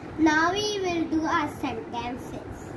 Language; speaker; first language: English; non-native, learner; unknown